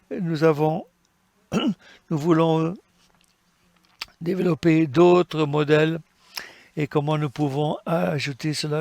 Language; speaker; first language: French; non-native, fluent; English